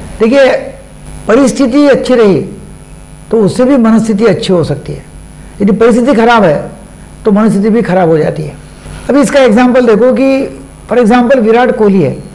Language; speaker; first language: Hindi; non-native, local second language; Marathi